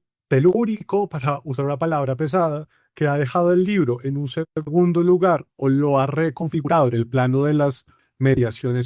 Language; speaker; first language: Spanish; native; Spanish